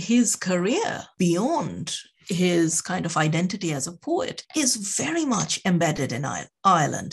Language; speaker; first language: English; non-native, local second language; Bangla